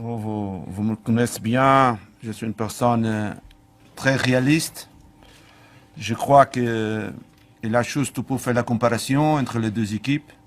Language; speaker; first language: French; non-native, learner; Portuguese